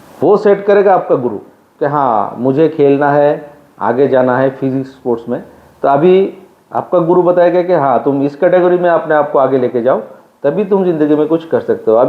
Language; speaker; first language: Hindi; non-native, local second language; Bangla